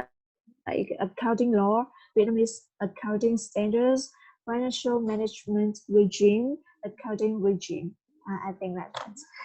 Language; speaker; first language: English; non-native, learner; Vietnamese